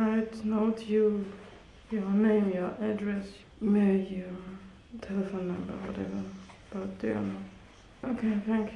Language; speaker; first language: English; non-native, learner; German